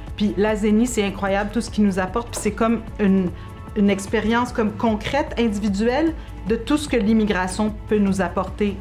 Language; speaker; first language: French; native; French